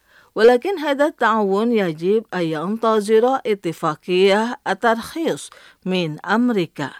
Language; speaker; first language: Arabic; non-native, fluent; Indonesian